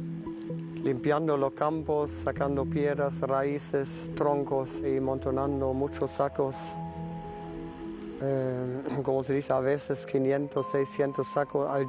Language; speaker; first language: Spanish; non-native, local second language; German